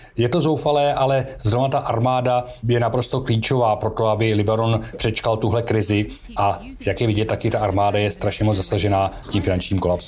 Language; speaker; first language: Czech; native; Czech